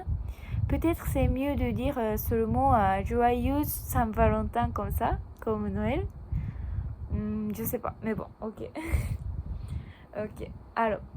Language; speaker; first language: French; non-native, learner; Japanese